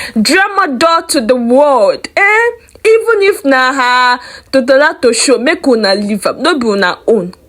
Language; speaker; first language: Nigerian Pidgin; non-native, local second language; Igbo